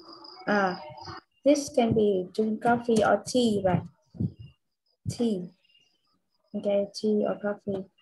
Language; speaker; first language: English; non-native, learner; Vietnamese